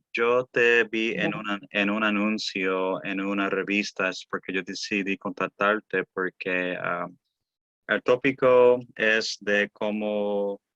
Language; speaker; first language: Spanish; early bilingual, heritage; Spanish